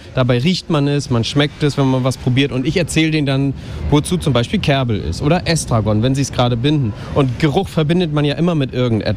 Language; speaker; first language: German; native; German